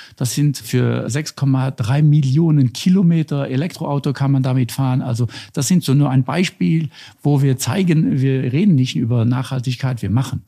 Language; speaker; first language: German; non-native, local second language; Luxembourgish